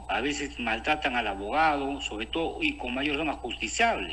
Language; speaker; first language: Spanish; native; Spanish